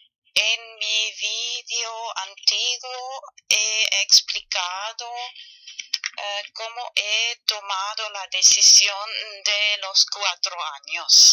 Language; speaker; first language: Spanish; non-native, fluent; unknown